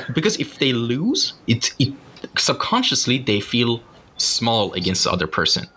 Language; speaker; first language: English; non-native, fluent; Persian